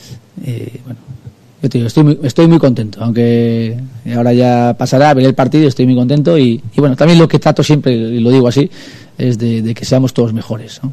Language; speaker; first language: Spanish; native; Spanish